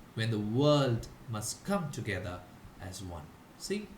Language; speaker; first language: English; non-native, local second language; Malayalam